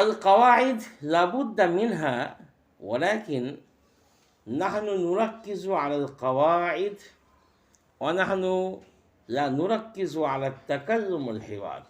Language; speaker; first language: Arabic; non-native, fluent; Bangla